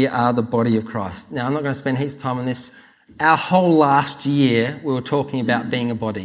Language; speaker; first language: English; native; English